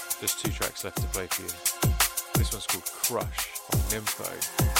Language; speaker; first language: English; native; English